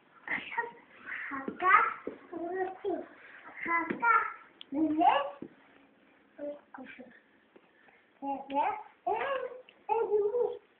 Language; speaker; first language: Hebrew; early bilingual, other home language; Russian